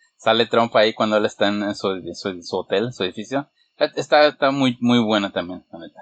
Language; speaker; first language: Spanish; early bilingual, heritage; Spanish